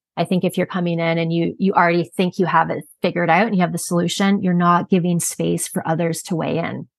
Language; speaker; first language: English; native; English